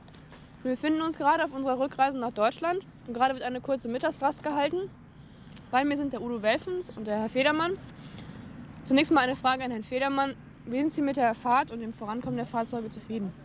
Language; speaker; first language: German; native; German